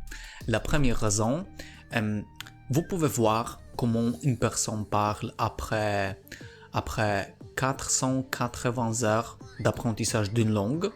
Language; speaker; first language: French; non-native, learner; Polish